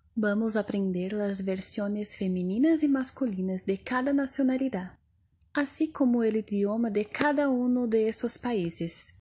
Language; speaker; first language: Portuguese; non-native, learner; Spanish